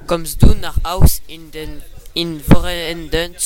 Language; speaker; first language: German; non-native, learner; French